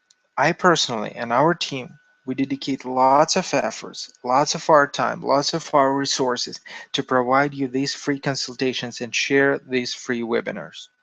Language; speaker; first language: English; non-native, fluent; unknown